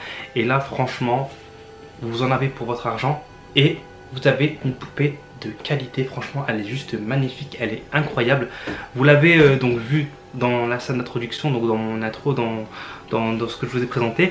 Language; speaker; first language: French; native; French